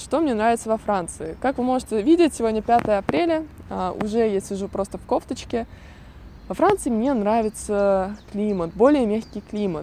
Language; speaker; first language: Russian; native; Russian